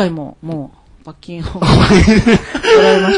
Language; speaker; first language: Japanese; non-native, fluent; Chinese